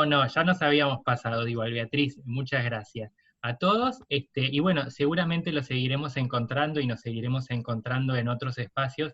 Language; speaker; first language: Spanish; native; Spanish